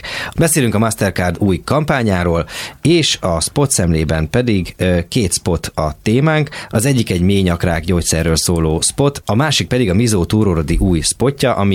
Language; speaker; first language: Hungarian; native; Hungarian